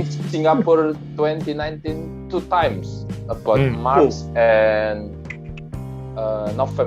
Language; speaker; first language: English; non-native, learner; Indonesian